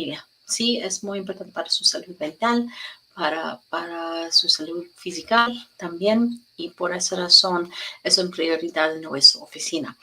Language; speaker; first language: Spanish; non-native, learner; English